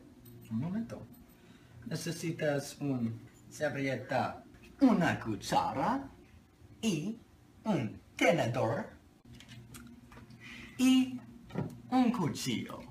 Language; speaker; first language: Spanish; non-native, learner; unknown